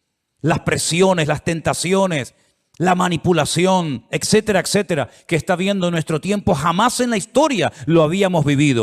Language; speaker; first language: Spanish; native; Spanish